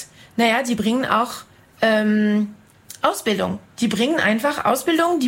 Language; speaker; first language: German; non-native, fluent; French